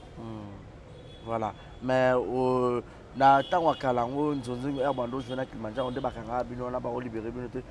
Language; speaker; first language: Lingala; native; Lingala